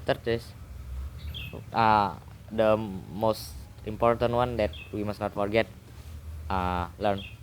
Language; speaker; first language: English; non-native, learner; Indonesian